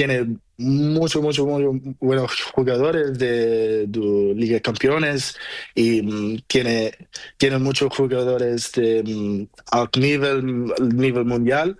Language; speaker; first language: Spanish; non-native, learner; Portuguese